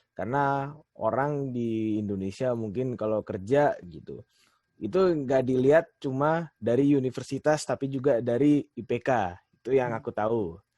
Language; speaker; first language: Indonesian; native; Indonesian